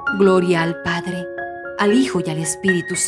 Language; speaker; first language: Spanish; native; Spanish